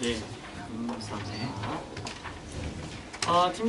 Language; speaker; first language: Korean; native; Korean